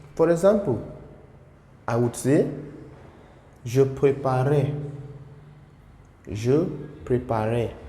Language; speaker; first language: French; non-native, fluent; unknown